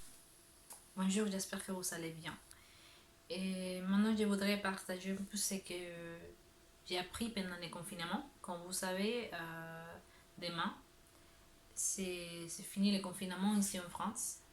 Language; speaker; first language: French; non-native, learner; Spanish